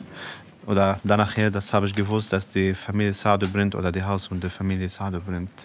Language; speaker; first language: German; non-native, fluent; Arabic